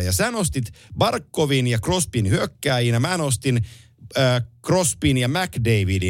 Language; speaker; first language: Finnish; native; Finnish